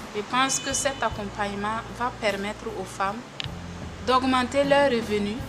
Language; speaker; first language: French; non-native, local second language; Mossi